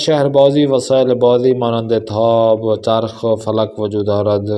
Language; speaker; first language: Persian; non-native, fluent; Urdu